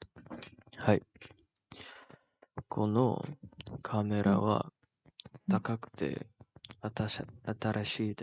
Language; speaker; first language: Japanese; non-native, learner; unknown